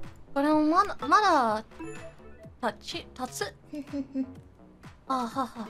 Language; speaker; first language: Japanese; non-native, learner; English